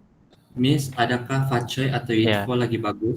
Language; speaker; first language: Malay; native; Malay